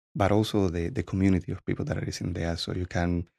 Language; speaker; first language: English; non-native, fluent; Spanish